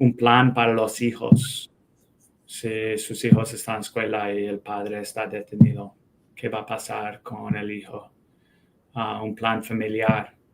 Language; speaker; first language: Spanish; non-native, fluent; English